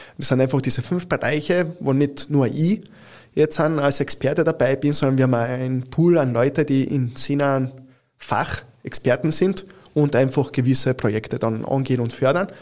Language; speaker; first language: German; early bilingual, other home language; Italian